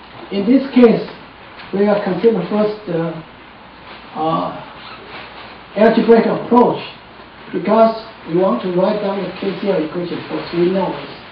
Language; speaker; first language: English; non-native, fluent; Chinese